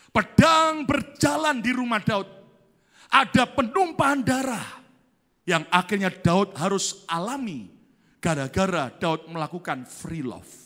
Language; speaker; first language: Indonesian; native; Indonesian